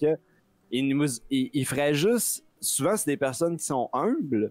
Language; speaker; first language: French; native; French